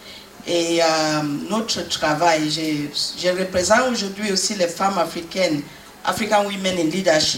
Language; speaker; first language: French; non-native, learner; English